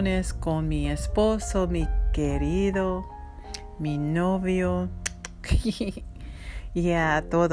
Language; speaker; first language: Spanish; non-native, learner; English